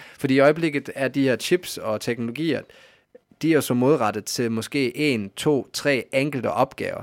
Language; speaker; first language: Danish; native; Danish